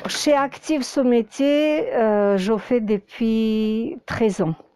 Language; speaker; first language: French; non-native, fluent; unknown